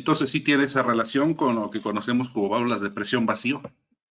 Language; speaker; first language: Spanish; native; Spanish